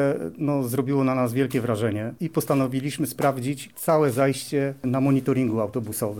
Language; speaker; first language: Polish; native; Polish